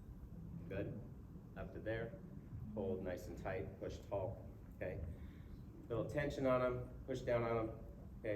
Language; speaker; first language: English; native; English